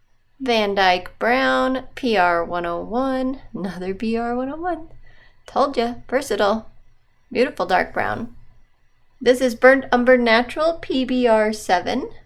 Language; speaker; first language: English; native; English